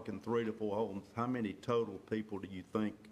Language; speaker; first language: English; native; English